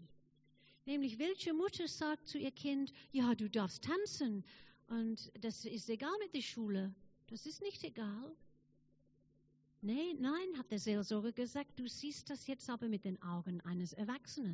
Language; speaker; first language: German; non-native, fluent; English